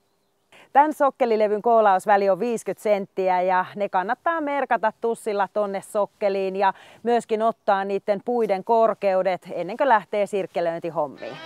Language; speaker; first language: Finnish; native; Finnish